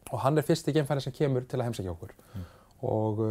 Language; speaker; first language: Icelandic; native; Icelandic